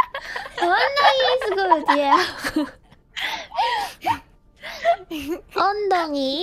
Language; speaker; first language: English; non-native, learner; Korean